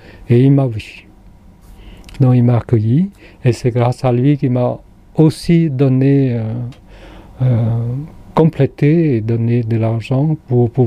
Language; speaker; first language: French; non-native, fluent; Khmer